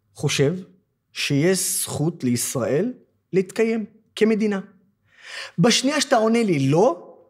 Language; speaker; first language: Hebrew; non-native, local second language; Arabic